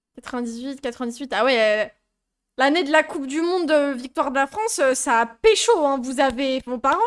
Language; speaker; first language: French; native; French